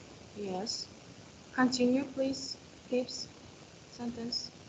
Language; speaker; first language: English; non-native, learner; Kazakh